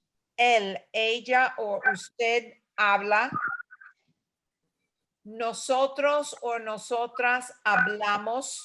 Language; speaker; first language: Spanish; non-native, fluent; English